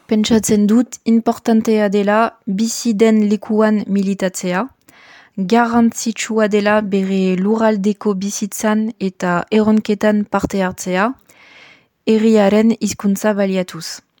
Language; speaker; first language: Basque; non-native, fluent; French